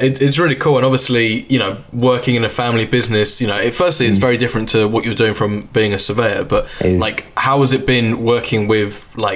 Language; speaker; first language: English; native; English